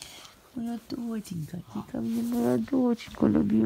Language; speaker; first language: Russian; native; Russian